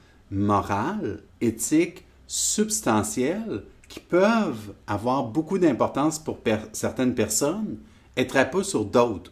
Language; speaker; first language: French; native; French